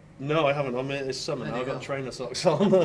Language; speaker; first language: English; native; English